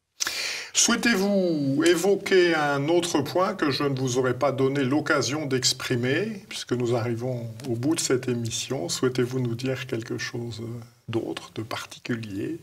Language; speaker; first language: French; native; French